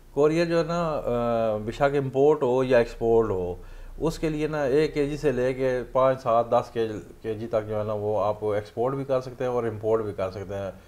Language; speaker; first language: Urdu; non-native, local second language; Punjabi